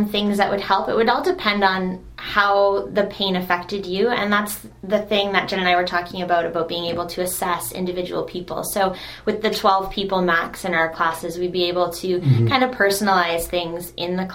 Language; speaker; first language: English; native; English